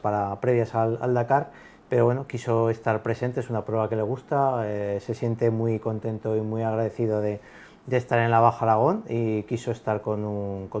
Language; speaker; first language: Spanish; native; Spanish